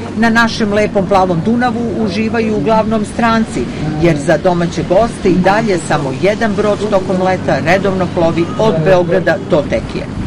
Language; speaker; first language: Serbian; native; Serbian